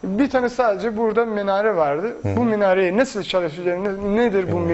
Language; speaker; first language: Turkish; non-native, fluent; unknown